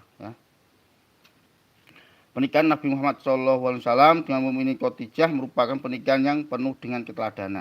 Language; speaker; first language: Indonesian; native; Indonesian